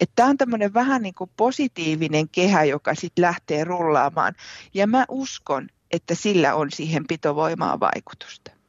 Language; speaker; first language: Finnish; native; Finnish